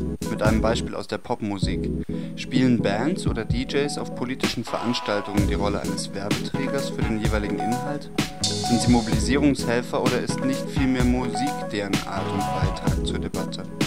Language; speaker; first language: German; native; German